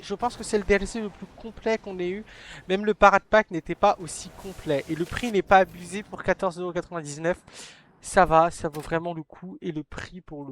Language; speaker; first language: French; native; French